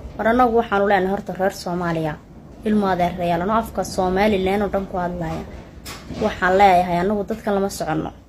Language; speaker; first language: Somali; native; Somali